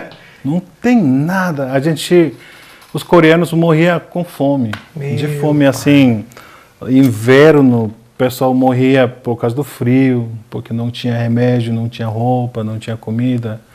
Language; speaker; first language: Portuguese; non-native, fluent; Korean